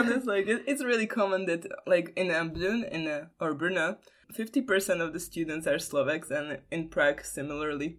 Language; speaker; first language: English; non-native, fluent; Slovak